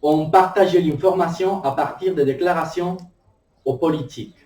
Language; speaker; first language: French; non-native, learner; Spanish